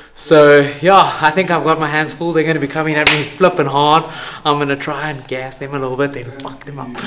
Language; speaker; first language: English; native; English